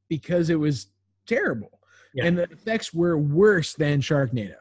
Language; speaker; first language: English; native; English